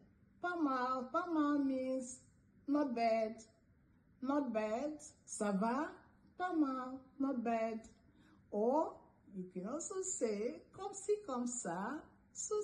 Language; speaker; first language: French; non-native, fluent; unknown